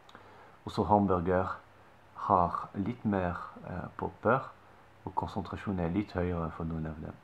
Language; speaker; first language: Norwegian; non-native, fluent; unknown